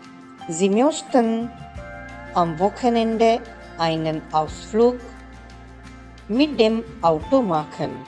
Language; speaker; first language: German; non-native, learner; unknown